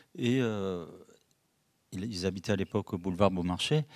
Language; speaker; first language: French; early bilingual, other home language; Spanish